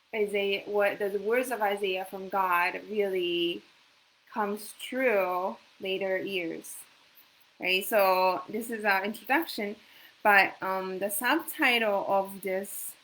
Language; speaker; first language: English; non-native, fluent; Japanese